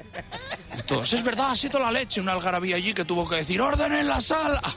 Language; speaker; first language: Spanish; native; Spanish